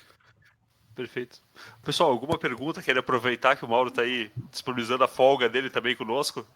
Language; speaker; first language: Portuguese; native; Portuguese